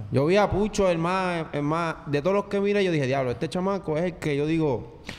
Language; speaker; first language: Spanish; native; Spanish